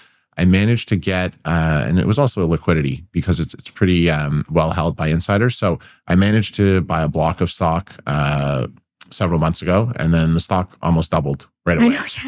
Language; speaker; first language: English; native; English